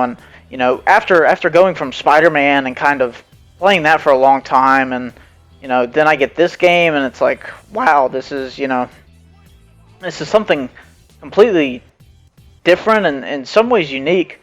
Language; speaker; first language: English; native; English